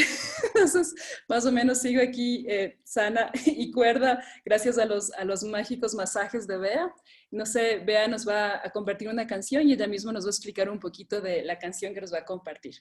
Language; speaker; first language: Spanish; native; Spanish